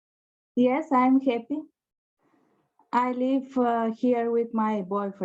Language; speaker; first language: English; non-native, learner; Bulgarian